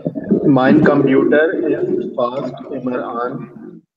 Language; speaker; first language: German; non-native, learner; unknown